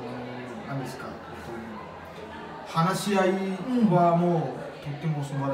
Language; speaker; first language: Japanese; non-native, learner; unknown